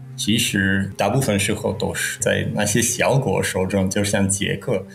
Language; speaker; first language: Chinese; non-native, fluent; Czech